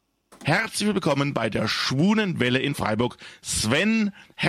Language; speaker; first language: German; native; German